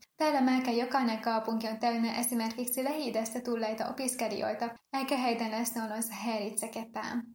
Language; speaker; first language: Finnish; non-native, fluent; Hungarian